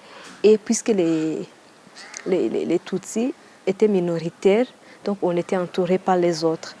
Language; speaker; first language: French; non-native, local second language; Kinyarwanda